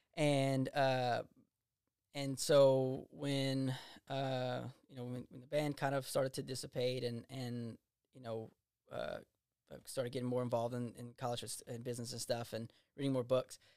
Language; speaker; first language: English; native; English